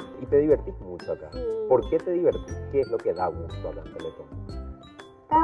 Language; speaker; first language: Spanish; native; Spanish